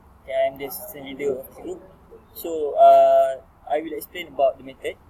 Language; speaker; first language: English; non-native, learner; Malay